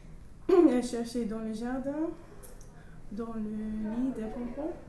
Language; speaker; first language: French; non-native, learner; English